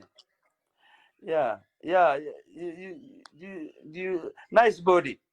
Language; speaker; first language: English; non-native, learner; Somali